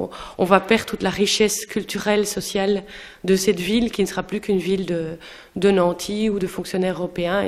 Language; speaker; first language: French; native; French